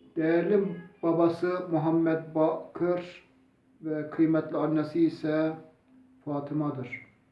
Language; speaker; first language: Turkish; non-native, local second language; Zaza